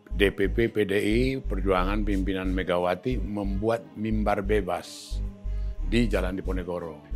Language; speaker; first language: Indonesian; native; Indonesian